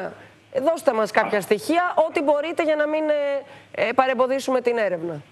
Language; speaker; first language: Greek; native; Greek